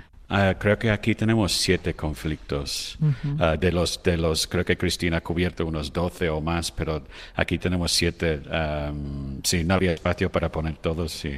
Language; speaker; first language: Spanish; non-native, fluent; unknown